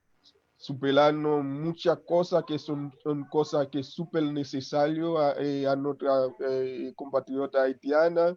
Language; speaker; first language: Spanish; non-native, local second language; Haitian Creole